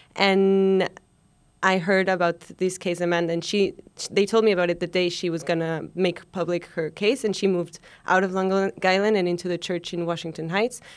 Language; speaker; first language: English; non-native, fluent; Spanish